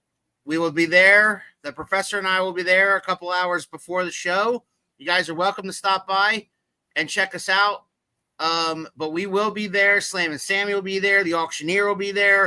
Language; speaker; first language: English; native; English